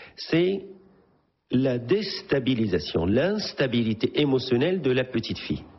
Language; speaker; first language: French; non-native, local second language; Arabic